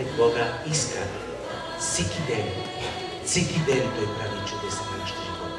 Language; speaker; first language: Bulgarian; non-native, learner; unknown